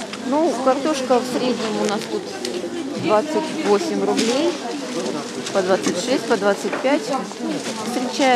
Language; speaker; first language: Russian; native; Russian